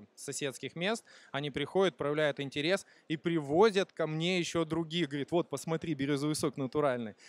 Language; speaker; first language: Russian; native; Russian